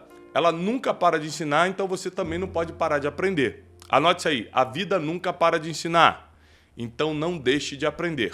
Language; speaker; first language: Portuguese; native; Portuguese